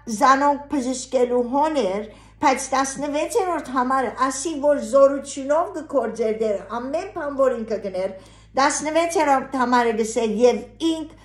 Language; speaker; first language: Armenian; early bilingual, heritage; Armenian